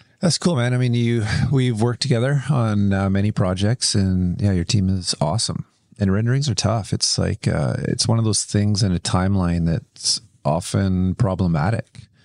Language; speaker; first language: English; native; English